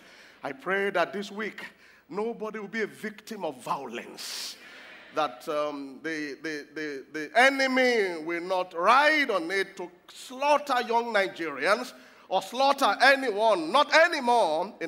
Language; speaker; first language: English; non-native, local second language; Yoruba